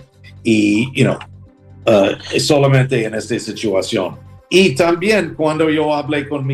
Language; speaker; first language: Spanish; non-native, learner; English